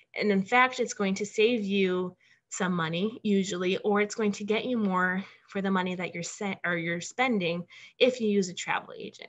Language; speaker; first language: English; native; English